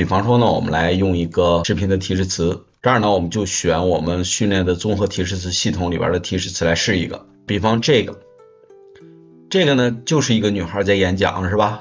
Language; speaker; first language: Chinese; native; Chinese